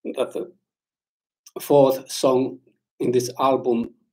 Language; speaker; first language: English; non-native, learner; Finnish